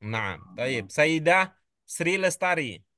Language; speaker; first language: Arabic; non-native, learner; Indonesian